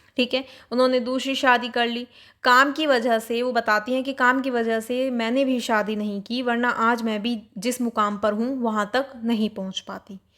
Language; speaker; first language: Hindi; native; Hindi